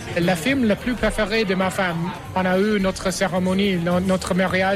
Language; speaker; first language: French; non-native, learner; English